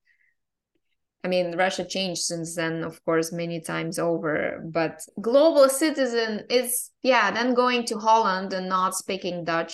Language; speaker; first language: English; non-native, fluent; Russian